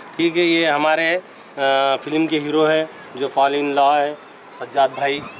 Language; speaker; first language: Hindi; non-native, local second language; Marathi